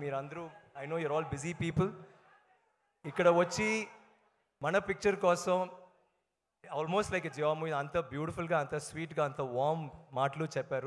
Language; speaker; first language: Telugu; non-native, learner; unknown